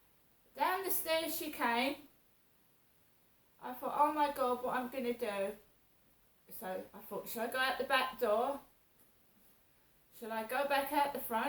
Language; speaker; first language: English; native; English